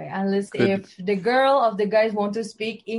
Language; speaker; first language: English; non-native, learner; Indonesian